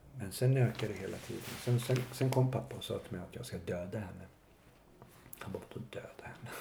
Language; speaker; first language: Swedish; native; Swedish